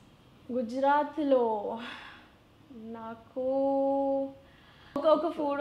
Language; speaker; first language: Telugu; non-native, learner; Gujarati